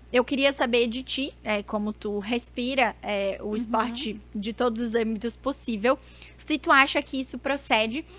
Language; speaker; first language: Portuguese; native; Portuguese